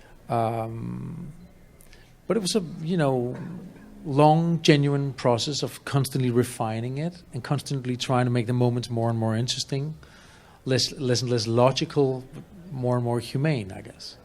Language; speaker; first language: English; non-native, fluent; Danish